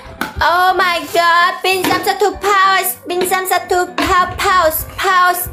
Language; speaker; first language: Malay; non-native, learner; Vietnamese